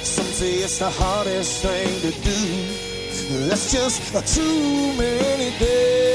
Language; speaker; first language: English; native; English